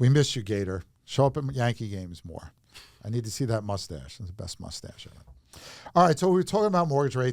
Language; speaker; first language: English; native; English